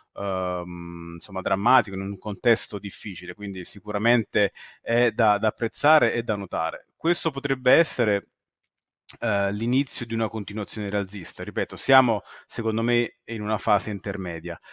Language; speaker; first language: Italian; native; Italian